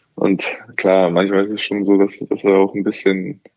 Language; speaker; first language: German; native; German